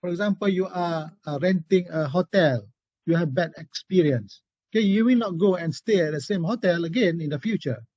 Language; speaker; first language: English; non-native, local second language; Malay